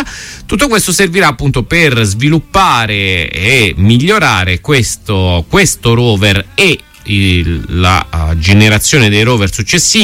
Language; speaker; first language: Italian; native; Italian